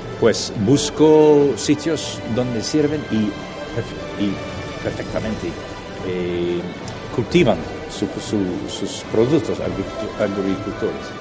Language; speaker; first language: Spanish; non-native, fluent; English